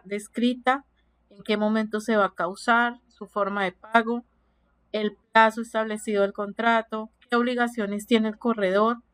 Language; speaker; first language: Spanish; native; Spanish